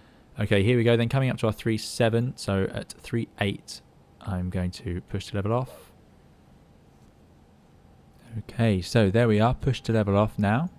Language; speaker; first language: English; native; English